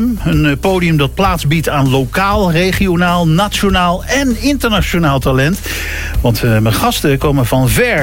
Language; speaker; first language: Dutch; native; Dutch